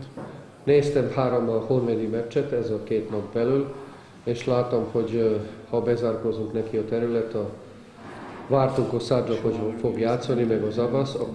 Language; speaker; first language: Hungarian; non-native, learner; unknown